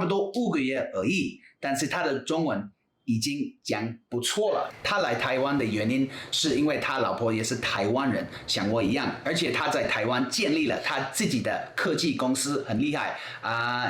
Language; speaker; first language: Chinese; non-native, fluent; English